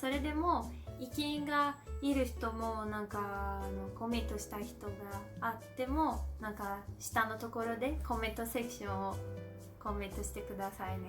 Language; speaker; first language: Japanese; non-native, learner; Portuguese